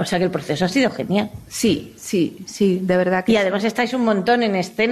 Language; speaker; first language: Spanish; native; Spanish